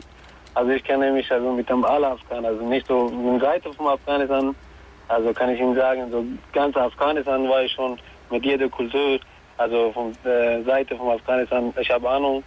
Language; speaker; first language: German; non-native, learner; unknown